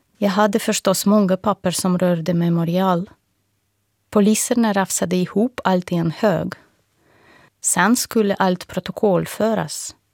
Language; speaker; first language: Swedish; non-native, fluent; Russian